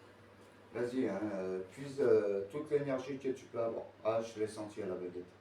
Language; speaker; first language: French; native; French